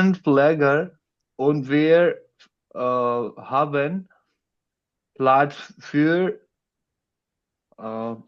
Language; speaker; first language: German; non-native, learner; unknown